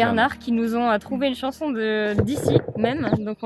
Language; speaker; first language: French; native; French